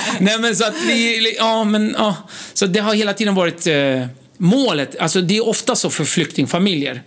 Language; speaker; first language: Swedish; early bilingual, other home language; Kurdish